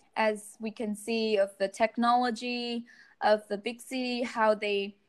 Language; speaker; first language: English; non-native, fluent; Chinese